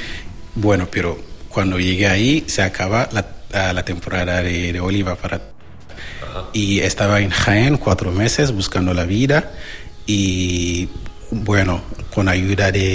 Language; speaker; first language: Spanish; non-native, learner; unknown